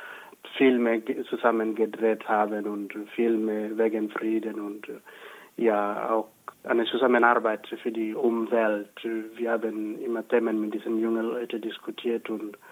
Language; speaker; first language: German; non-native, fluent; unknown